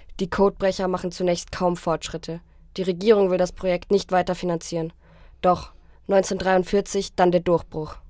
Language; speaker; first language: German; native; German